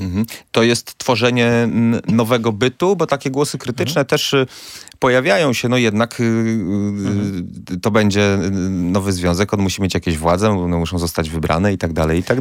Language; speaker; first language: Polish; native; Polish